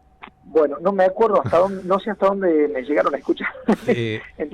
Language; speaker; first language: Spanish; native; Spanish